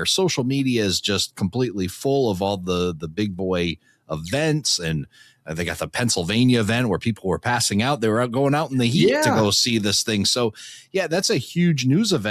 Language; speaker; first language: English; native; English